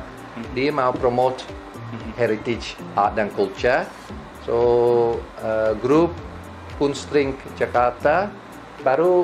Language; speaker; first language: Indonesian; non-native, learner; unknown